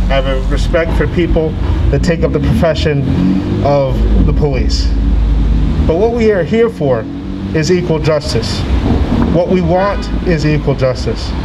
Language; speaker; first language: English; native; English